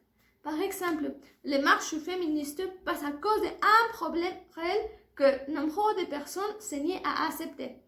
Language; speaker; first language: French; non-native, learner; Spanish